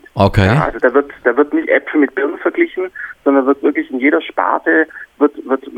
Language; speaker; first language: German; native; German